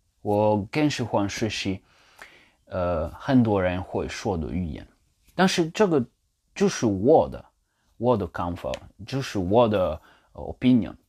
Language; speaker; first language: Chinese; non-native, learner; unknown